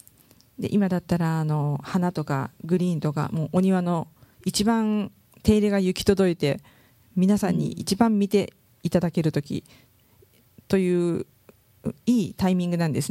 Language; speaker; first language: Japanese; native; Japanese